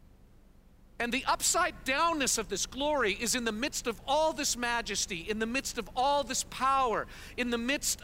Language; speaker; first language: English; native; English